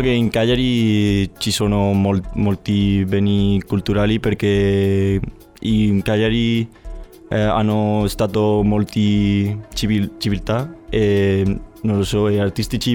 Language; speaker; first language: Italian; non-native, learner; Spanish